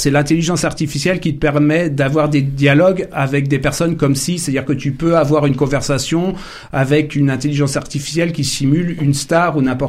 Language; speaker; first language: French; native; French